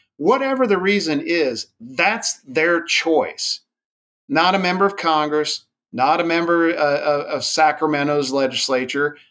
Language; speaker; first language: English; native; English